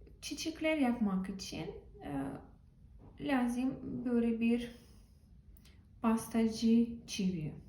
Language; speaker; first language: Turkish; non-native, learner; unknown